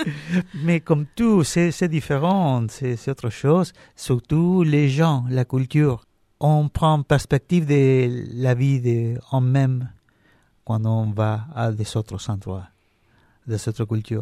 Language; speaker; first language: French; non-native, learner; Spanish